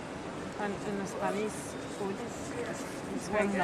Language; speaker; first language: English; non-native, fluent; Spanish